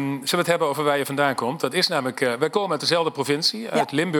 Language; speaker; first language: Dutch; native; Dutch